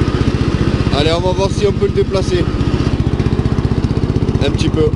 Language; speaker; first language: French; native; French